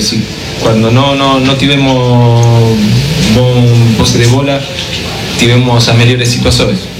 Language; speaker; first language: Portuguese; non-native, fluent; Spanish